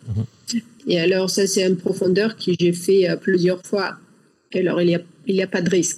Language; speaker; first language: French; non-native, learner; Russian